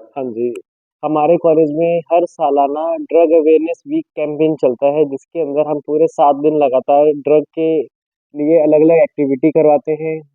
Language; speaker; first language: Hindi; non-native, local second language; Punjabi